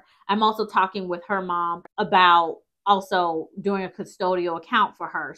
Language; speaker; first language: English; native; English